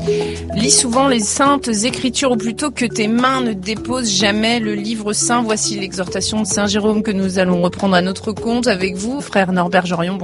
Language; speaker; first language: French; native; French